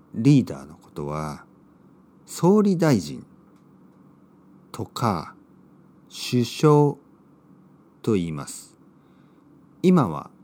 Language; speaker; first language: Japanese; native; Japanese